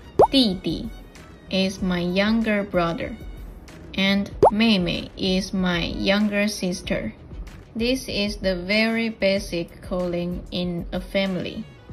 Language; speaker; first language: English; non-native, fluent; Chinese